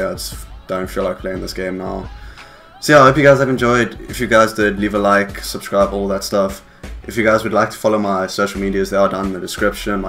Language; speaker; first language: English; native; English